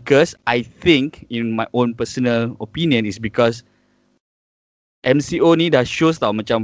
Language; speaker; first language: English; non-native, local second language; Malay